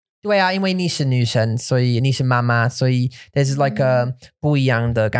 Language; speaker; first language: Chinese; non-native, learner; English